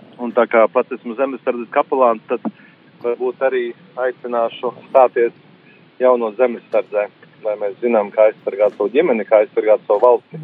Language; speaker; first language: Latvian; native; Latvian